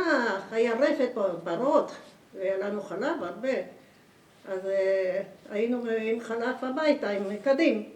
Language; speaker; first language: Hebrew; non-native, fluent; Spanish